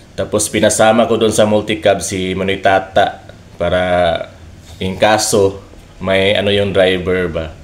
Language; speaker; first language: Filipino; non-native, local second language; Cebuano